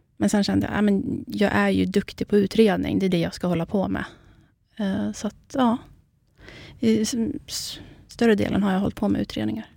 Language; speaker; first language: Swedish; early bilingual, other home language; Central Kurdish